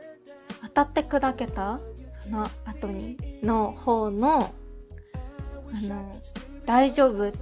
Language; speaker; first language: Japanese; native; Japanese